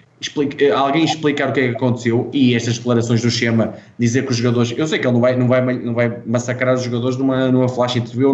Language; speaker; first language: Portuguese; native; Portuguese